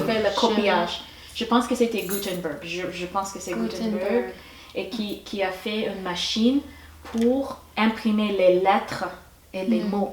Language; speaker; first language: French; non-native, fluent; English